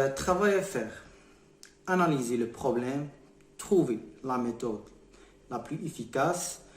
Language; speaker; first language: French; non-native, local second language; Arabic